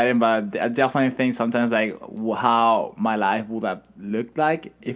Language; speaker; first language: English; non-native, fluent; Spanish